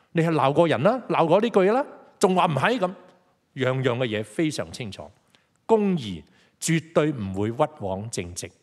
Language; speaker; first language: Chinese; non-native, local second language; Cantonese